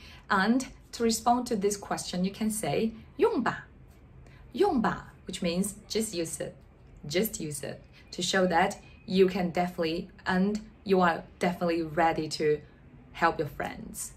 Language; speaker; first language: English; non-native, fluent; Chinese